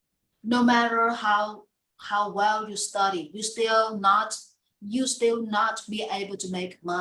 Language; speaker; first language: English; non-native, fluent; Vietnamese